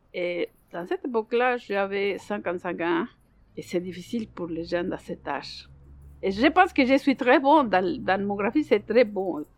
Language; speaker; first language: French; non-native, learner; Spanish